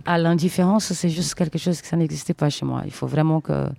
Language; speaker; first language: French; non-native, fluent; Portuguese